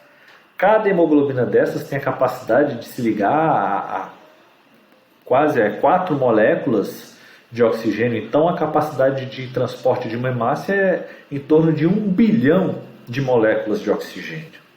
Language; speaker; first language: Portuguese; native; Portuguese